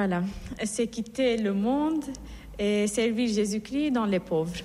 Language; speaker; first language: French; non-native, fluent; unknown